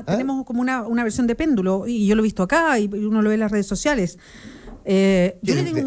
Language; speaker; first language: Spanish; native; Spanish